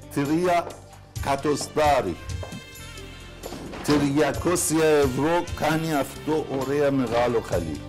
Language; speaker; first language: Greek; non-native, learner; Persian